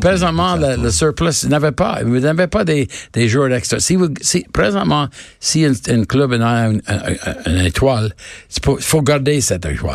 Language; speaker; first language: French; non-native, learner; English